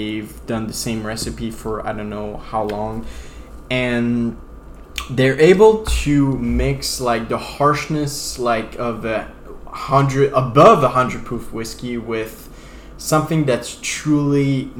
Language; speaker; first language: English; non-native, fluent; French